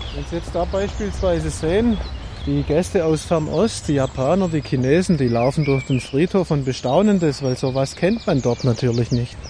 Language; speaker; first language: German; native; German